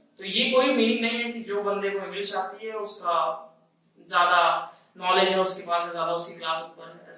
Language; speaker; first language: Hindi; native; Hindi